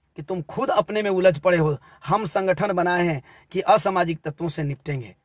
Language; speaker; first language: Hindi; native; Hindi